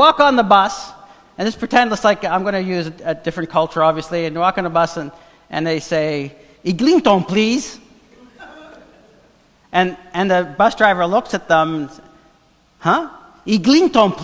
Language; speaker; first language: English; non-native, fluent; Portuguese